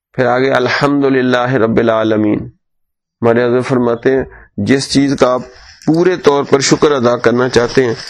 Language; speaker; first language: Urdu; native; Urdu